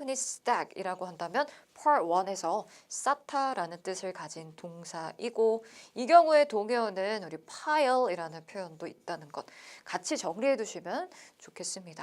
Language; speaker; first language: Korean; native; Korean